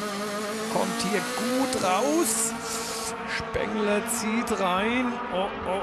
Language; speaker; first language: German; native; German